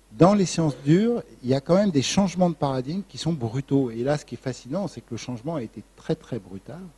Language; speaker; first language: French; native; French